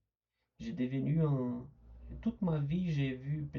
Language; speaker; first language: French; non-native, learner; Portuguese